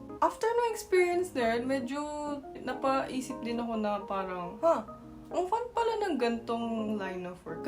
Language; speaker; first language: Filipino; non-native, fluent; Korean